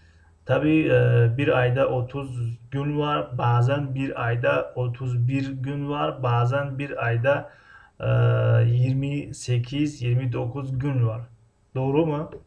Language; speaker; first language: Turkish; non-native, fluent; Tajik